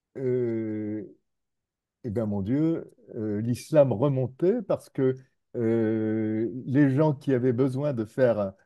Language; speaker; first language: French; native; French